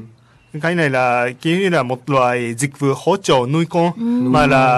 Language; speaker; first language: Vietnamese; non-native, learner; Japanese